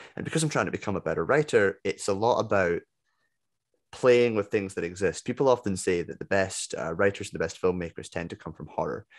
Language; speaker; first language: English; native; English